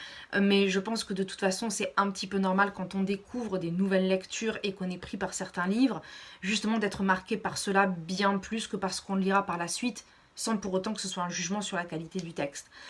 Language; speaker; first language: French; native; French